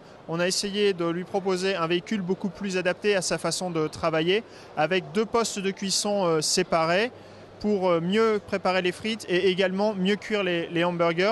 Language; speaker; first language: French; native; French